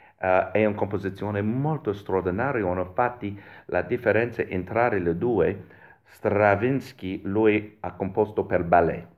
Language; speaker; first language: Italian; non-native, fluent; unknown